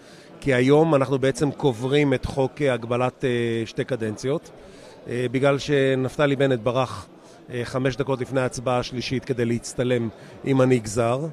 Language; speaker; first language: Hebrew; native; Hebrew